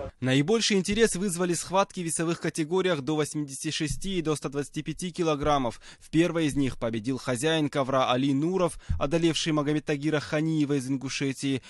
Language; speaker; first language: Russian; non-native, local second language; Avaric